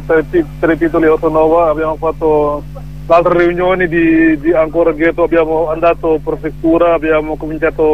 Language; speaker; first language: Italian; non-native, learner; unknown